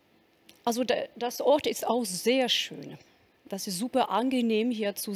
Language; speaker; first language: German; non-native, fluent; French